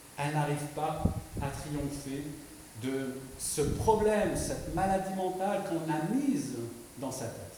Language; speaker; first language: French; non-native, local second language; Arabic